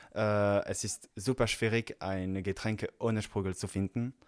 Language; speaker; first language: German; non-native, fluent; French